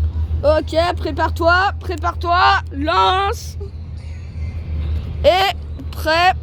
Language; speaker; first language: French; native; French